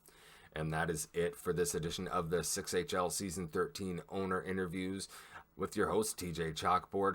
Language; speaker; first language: English; native; English